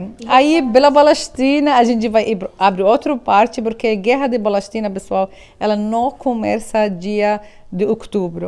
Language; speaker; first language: Portuguese; non-native, learner; Arabic